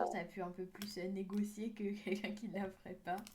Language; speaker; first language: French; native; French